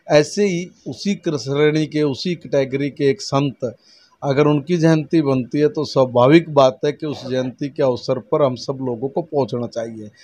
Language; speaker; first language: Hindi; native; Hindi